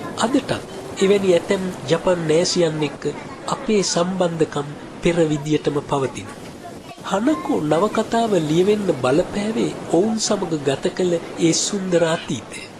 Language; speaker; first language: Sinhala; native; Sinhala